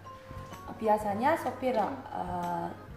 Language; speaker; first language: Indonesian; non-native, fluent; Korean